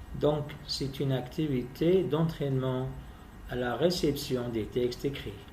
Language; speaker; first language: French; non-native, fluent; Arabic